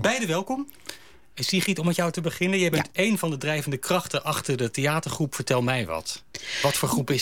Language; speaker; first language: Dutch; native; Dutch